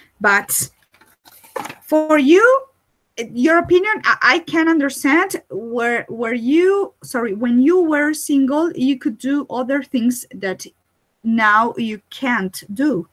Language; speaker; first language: English; non-native, fluent; Spanish